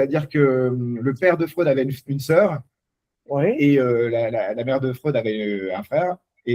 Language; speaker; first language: French; native; French